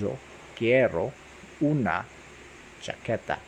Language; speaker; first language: Spanish; non-native, learner; English